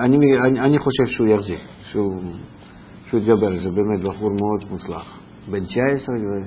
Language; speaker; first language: Hebrew; non-native, fluent; Russian